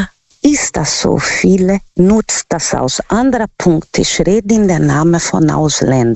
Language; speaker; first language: German; non-native, learner; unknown